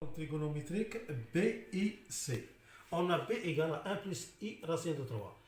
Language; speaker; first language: French; non-native, local second language; Arabic